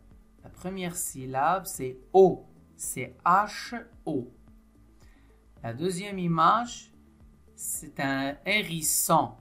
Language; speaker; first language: French; non-native, local second language; Arabic